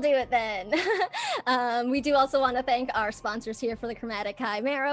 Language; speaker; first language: English; native; English